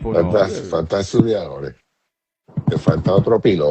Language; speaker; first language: Spanish; native; Spanish